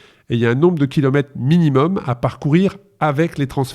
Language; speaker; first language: French; native; French